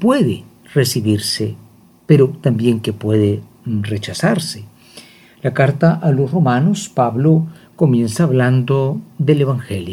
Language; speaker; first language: Spanish; native; Spanish